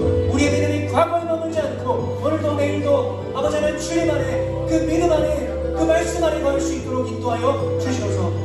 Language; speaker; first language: Korean; native; Korean